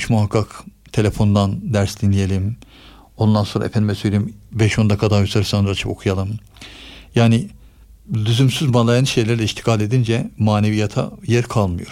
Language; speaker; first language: Turkish; native; Turkish